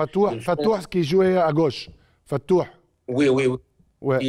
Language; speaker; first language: French; non-native, learner; Arabic